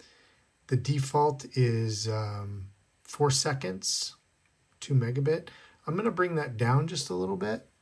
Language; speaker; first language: English; native; English